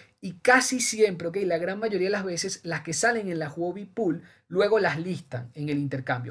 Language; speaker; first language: Spanish; native; Spanish